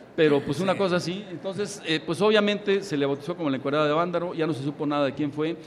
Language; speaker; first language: Spanish; native; Spanish